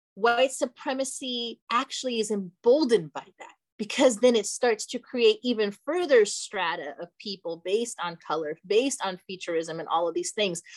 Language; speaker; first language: English; early bilingual, other home language; Portuguese